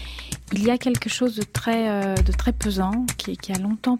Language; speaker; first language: French; non-native, fluent; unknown